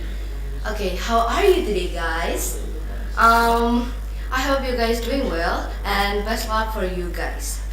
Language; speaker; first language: English; non-native, learner; Indonesian